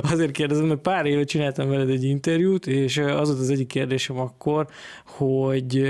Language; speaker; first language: Hungarian; native; Hungarian